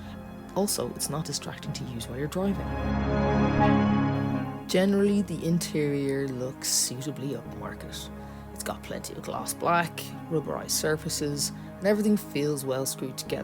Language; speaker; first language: English; native; English